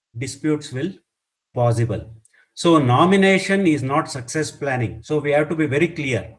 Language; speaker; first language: English; non-native, local second language; Kannada